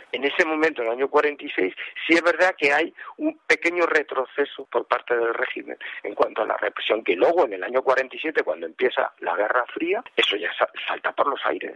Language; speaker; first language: Spanish; native; Spanish